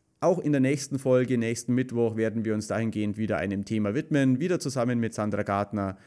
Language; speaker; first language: German; native; German